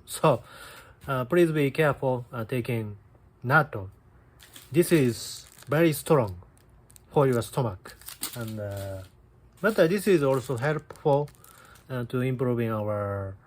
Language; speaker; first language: English; non-native, learner; Japanese